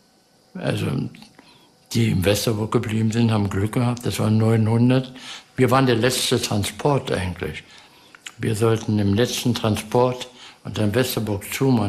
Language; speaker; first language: German; early bilingual, heritage; German